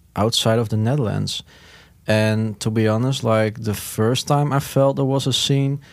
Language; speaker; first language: English; non-native, fluent; Dutch